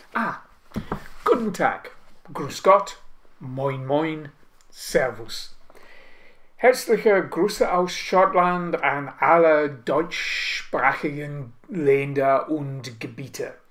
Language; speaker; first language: German; non-native, learner; English